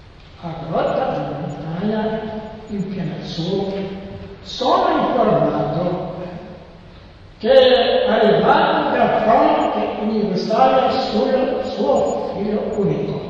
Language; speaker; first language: Italian; non-native, learner; Serbian